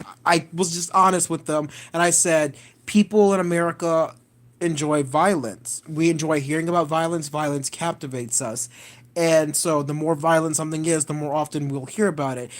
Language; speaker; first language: English; native; English